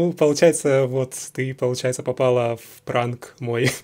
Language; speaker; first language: Russian; native; Russian